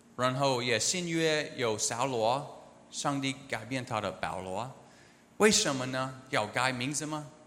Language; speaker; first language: Chinese; non-native, learner; English